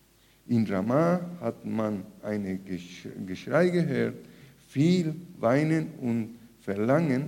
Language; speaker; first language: German; non-native, fluent; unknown